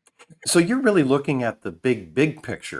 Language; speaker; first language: English; native; English